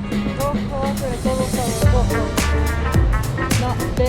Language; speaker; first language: Spanish; native; Spanish